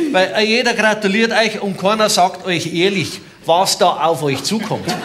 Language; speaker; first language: German; native; German